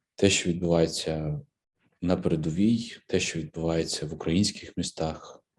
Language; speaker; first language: Ukrainian; native; Ukrainian